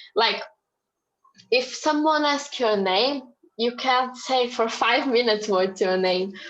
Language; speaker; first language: English; non-native, fluent; Portuguese